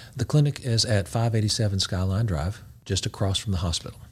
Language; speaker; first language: English; native; English